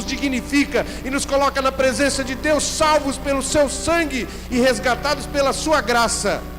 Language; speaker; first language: Portuguese; native; Portuguese